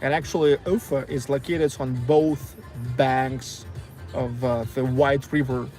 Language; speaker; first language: English; non-native, fluent; Russian